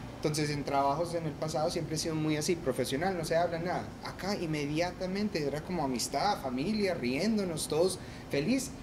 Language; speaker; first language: Spanish; early bilingual, heritage; Spanish